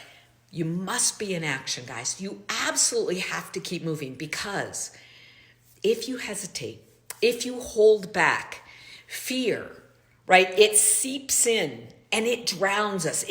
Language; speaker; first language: English; native; English